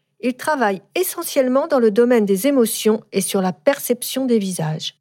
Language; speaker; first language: French; native; French